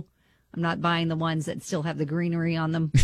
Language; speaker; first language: English; native; English